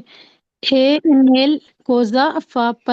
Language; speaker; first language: Italian; non-native, learner; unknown